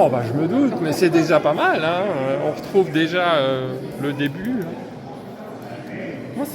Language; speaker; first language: French; native; French